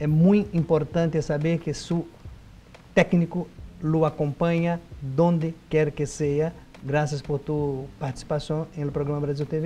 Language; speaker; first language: Portuguese; native; Portuguese